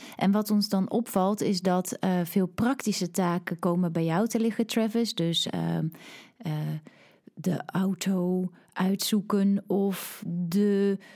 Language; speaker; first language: Dutch; native; Dutch